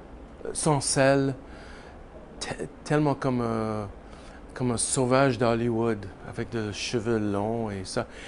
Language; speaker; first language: French; non-native, learner; English